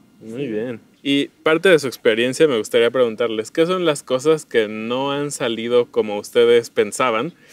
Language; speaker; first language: Spanish; native; Spanish